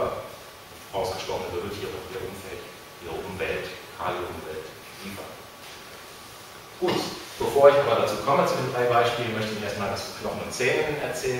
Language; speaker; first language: German; native; German